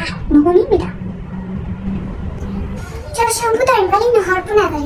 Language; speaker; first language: Persian; native; Persian